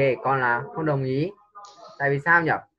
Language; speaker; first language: Vietnamese; native; Vietnamese